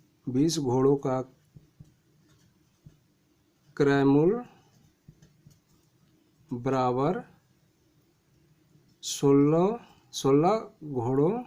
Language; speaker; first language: Hindi; native; Hindi